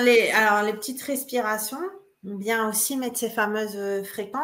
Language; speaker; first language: French; native; French